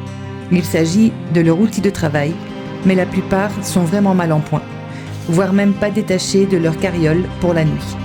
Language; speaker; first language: French; native; French